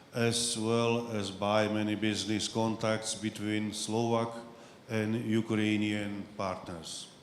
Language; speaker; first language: English; non-native, fluent; Slovak